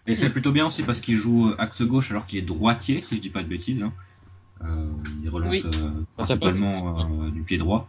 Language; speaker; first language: French; native; French